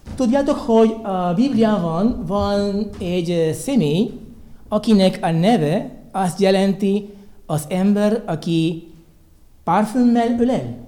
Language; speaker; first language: Hungarian; non-native, learner; Spanish